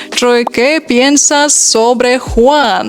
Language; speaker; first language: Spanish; non-native, fluent; Ukrainian